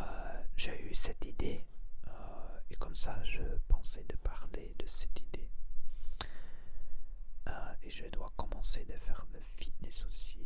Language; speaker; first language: French; non-native, learner; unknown